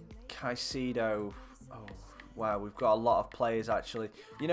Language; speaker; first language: English; native; English